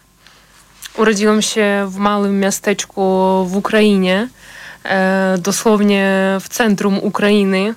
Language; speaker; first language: Polish; non-native, fluent; Ukrainian